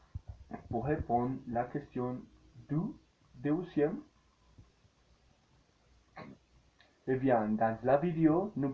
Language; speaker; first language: French; non-native, learner; Spanish